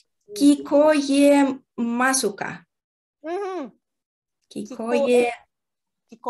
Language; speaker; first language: Japanese; non-native, learner; Russian